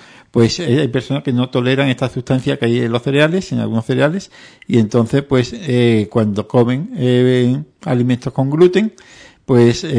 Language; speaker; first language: Spanish; native; Spanish